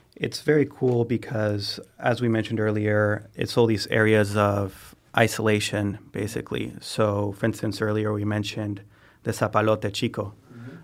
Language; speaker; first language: English; non-native, fluent; Spanish